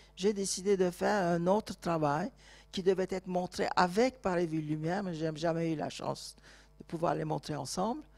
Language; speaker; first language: French; non-native, fluent; Turkish